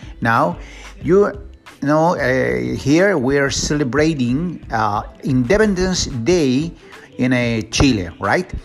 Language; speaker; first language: English; non-native, learner; Spanish